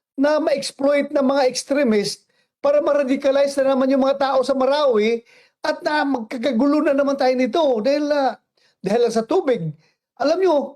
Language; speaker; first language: Filipino; non-native, local second language; Cebuano